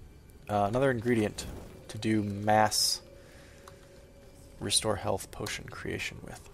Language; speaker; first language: English; native; English